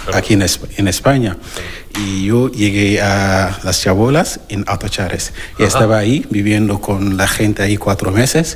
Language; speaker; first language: Spanish; non-native, learner; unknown